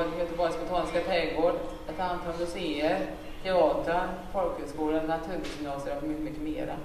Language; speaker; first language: Swedish; native; Swedish